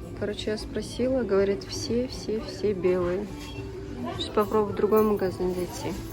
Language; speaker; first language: Russian; native; Russian